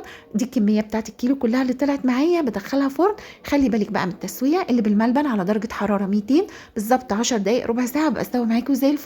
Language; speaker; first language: Arabic; native; Arabic